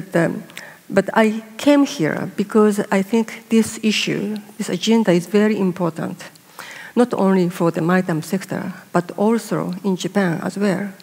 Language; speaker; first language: English; non-native, fluent; Japanese